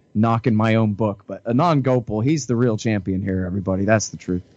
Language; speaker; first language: English; native; English